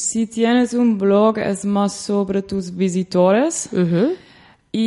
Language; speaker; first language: Spanish; non-native, learner; Dutch